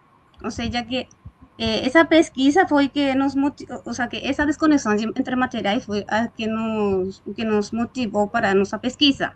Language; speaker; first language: Portuguese; non-native, fluent; Spanish